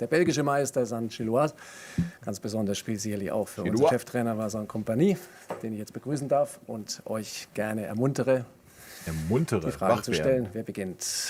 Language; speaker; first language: German; native; German